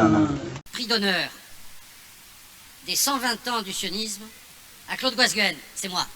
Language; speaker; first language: French; native; French